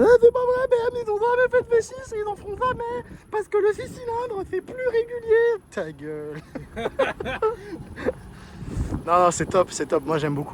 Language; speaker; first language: French; native; French